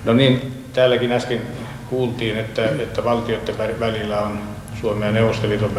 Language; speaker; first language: Finnish; native; Finnish